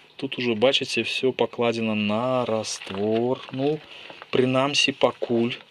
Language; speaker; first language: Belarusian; native; Belarusian